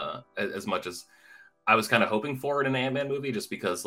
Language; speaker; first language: English; native; English